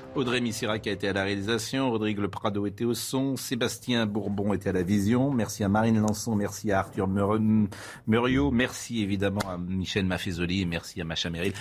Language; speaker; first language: French; native; French